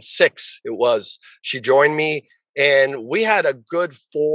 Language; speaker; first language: English; early bilingual, other home language; Portuguese